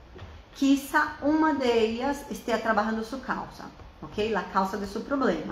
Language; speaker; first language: Spanish; non-native, fluent; Portuguese